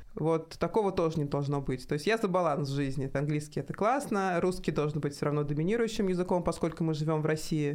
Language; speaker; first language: Russian; native; Russian